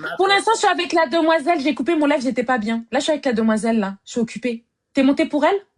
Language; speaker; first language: French; native; French